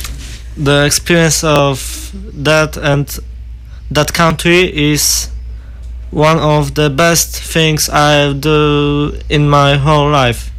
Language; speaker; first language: English; non-native, learner; Polish